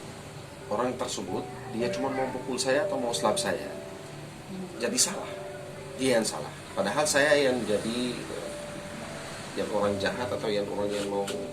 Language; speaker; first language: Indonesian; non-native, fluent; Arabic